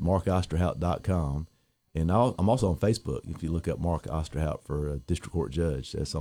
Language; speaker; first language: English; native; English